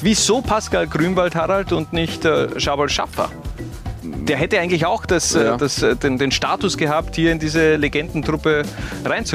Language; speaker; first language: German; native; German